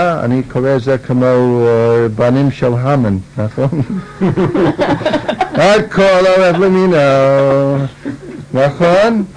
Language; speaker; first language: Hebrew; non-native, fluent; English